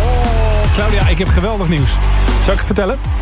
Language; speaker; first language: Dutch; native; Dutch